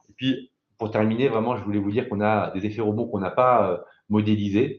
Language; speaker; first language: French; native; French